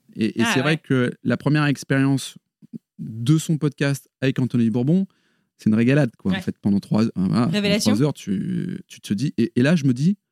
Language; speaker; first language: French; native; French